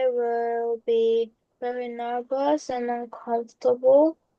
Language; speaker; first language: English; non-native, learner; Korean